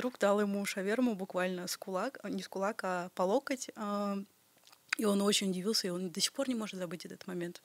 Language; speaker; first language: Russian; native; Russian